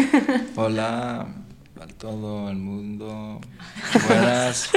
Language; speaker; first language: Spanish; non-native, learner; Greek